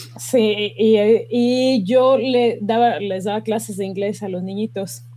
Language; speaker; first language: Spanish; native; Spanish